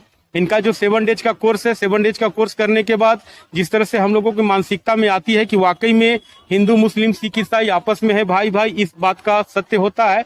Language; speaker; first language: Hindi; non-native, local second language; Kannada